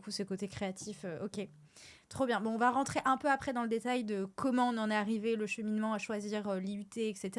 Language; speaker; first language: French; native; French